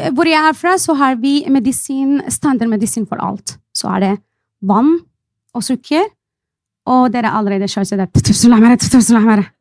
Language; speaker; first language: Norwegian; non-native, fluent; Arabic